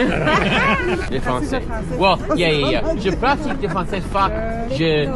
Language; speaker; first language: French; non-native, learner; English